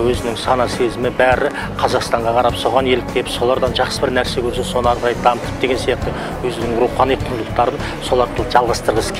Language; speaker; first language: Kazakh; early bilingual, heritage; Kazakh